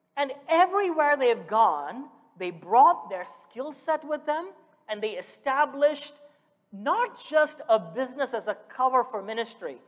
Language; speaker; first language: English; early bilingual, other home language; Malayalam